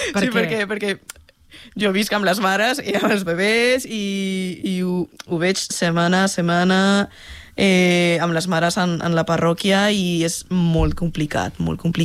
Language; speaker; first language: Catalan; non-native, local second language; Spanish